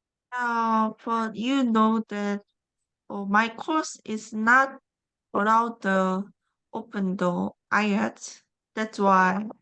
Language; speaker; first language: English; non-native, learner; Korean